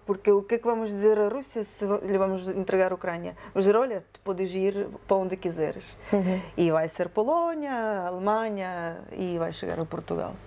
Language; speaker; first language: Portuguese; non-native, fluent; Ukrainian